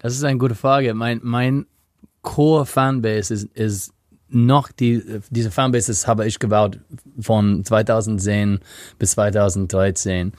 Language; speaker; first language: German; non-native, fluent; English